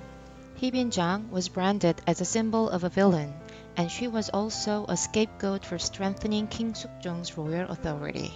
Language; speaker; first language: English; non-native, fluent; Korean